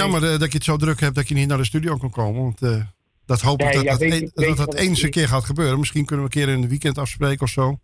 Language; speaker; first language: Dutch; native; Dutch